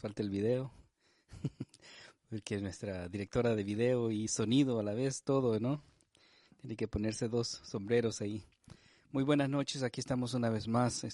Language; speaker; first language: Spanish; native; Spanish